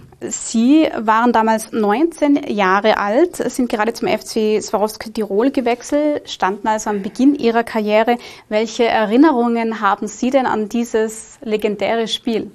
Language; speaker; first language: German; native; German